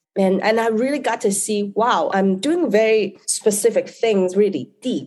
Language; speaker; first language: English; non-native, local second language; Cantonese